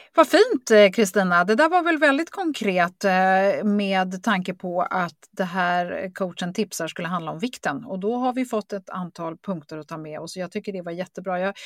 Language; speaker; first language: Swedish; native; Swedish